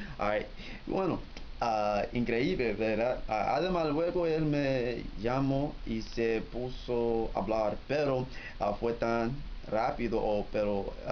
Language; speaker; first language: Spanish; non-native, learner; English